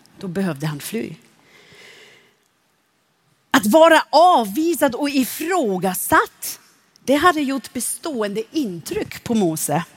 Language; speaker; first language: Swedish; non-native, fluent; German